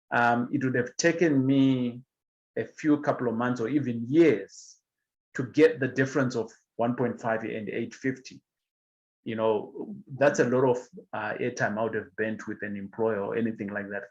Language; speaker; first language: English; non-native, local second language; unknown